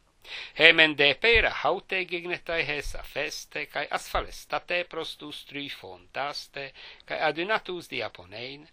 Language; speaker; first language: Greek; non-native, fluent; English